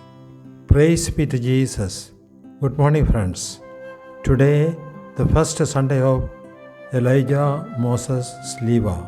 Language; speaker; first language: English; non-native, local second language; Malayalam